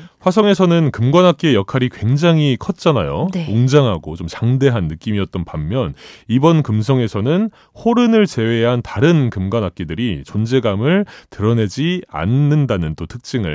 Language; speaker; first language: Korean; native; Korean